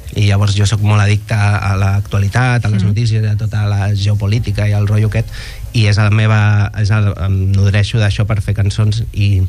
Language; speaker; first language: Catalan; non-native, local second language; Spanish